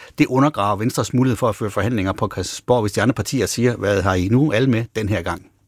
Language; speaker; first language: Danish; native; Danish